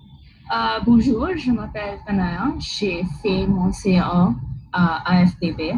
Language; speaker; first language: French; non-native, learner; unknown